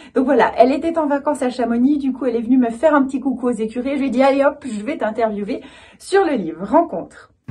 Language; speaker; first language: French; native; French